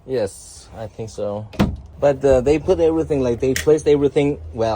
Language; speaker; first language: English; non-native, fluent; Turkish